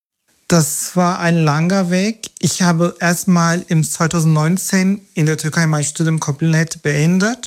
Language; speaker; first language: German; non-native, fluent; Turkish